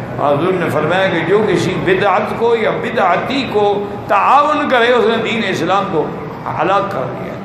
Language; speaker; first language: Urdu; native; Urdu